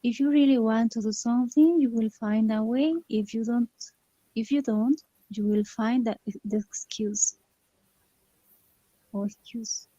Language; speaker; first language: English; non-native, learner; Spanish